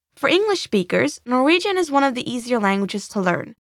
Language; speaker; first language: English; non-native, fluent; Swedish